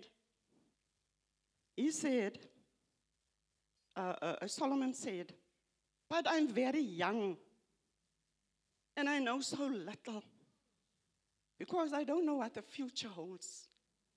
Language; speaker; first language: English; non-native, local second language; Afrikaans